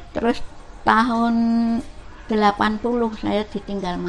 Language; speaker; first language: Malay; non-native, local second language; Javanese